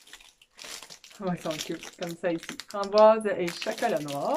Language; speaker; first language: French; native; French